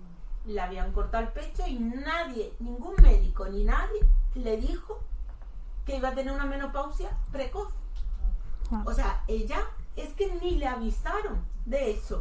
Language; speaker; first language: Spanish; native; Spanish